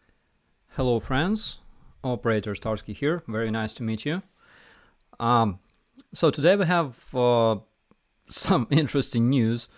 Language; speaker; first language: English; non-native, fluent; Ukrainian